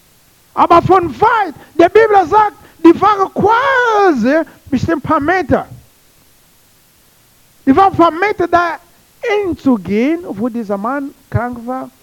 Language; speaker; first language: German; non-native, learner; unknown